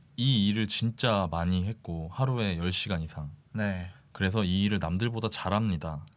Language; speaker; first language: Korean; native; Korean